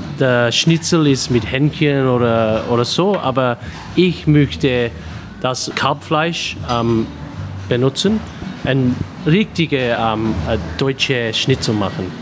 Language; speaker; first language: German; non-native, learner; English